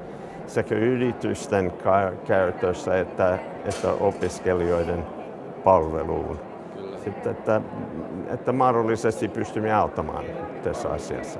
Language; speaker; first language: Finnish; non-native, fluent; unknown